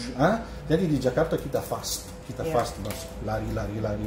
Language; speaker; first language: Indonesian; non-native, learner; English